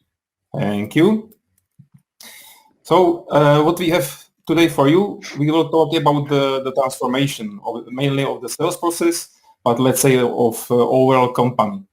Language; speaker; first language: English; non-native, fluent; Czech